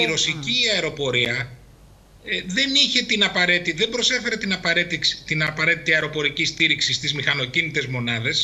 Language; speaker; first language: Greek; native; Greek